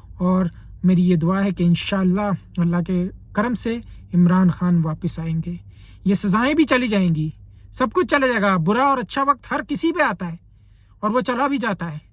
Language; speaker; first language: Urdu; native; Urdu